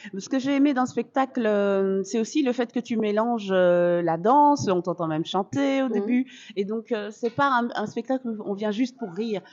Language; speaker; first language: French; early bilingual, other home language; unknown